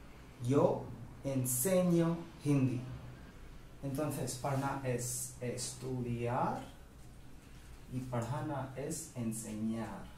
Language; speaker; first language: Spanish; non-native, fluent; Hindi